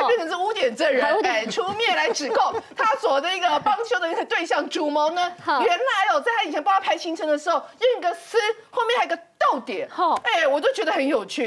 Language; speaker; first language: Chinese; native; Chinese